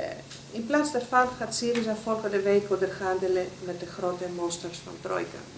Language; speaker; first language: Dutch; non-native, fluent; Greek